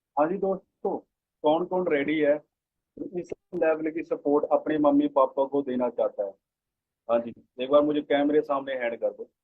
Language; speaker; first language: Hindi; native; Hindi